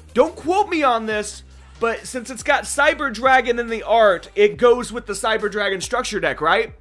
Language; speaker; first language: English; native; English